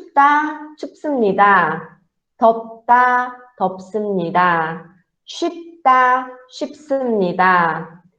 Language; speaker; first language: Korean; non-native, fluent; Portuguese